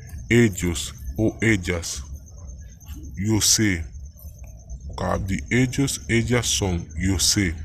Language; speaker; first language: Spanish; non-native, fluent; Haitian Creole